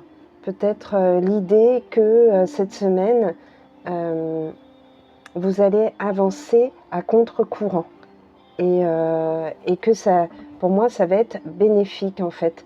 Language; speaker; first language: French; native; French